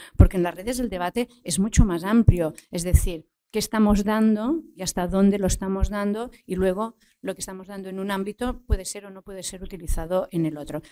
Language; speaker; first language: Spanish; non-native, local second language; Catalan